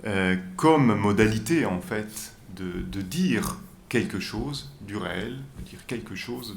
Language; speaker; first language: French; native; French